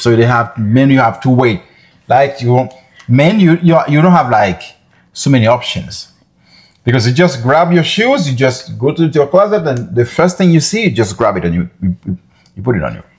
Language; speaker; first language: English; non-native, fluent; Haitian Creole